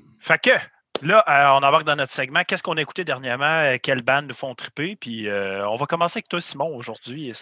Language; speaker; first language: French; native; French